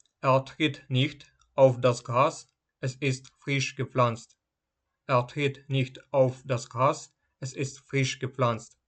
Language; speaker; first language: German; non-native, fluent; Ukrainian